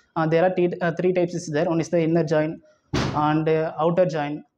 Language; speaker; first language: English; non-native, local second language; Tamil